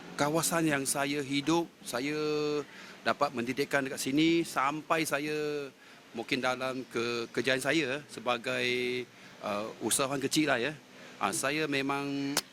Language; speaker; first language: Malay; non-native, local second language; Chinese